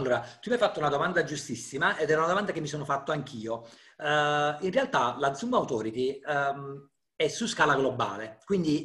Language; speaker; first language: Italian; native; Italian